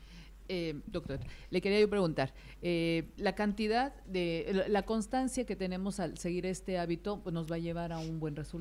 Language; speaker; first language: Spanish; native; Spanish